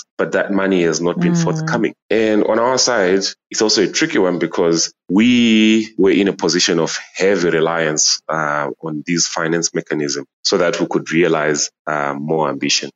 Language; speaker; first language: English; non-native, local second language; Nyanja